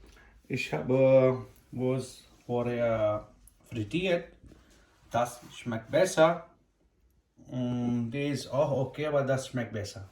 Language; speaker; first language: German; non-native, learner; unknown